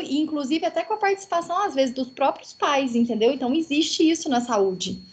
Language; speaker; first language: Portuguese; native; Portuguese